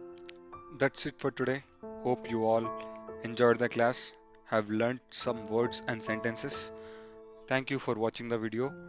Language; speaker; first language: English; non-native, local second language; Kannada